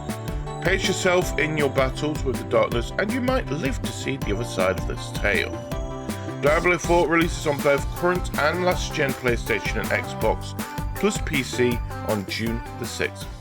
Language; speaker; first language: English; native; English